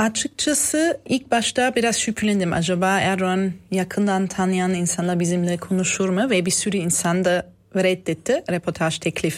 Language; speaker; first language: Turkish; non-native, fluent; German